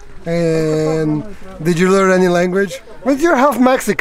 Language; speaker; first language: English; non-native, fluent; Serbian